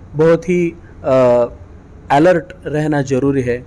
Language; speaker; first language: Hindi; non-native, local second language; Marathi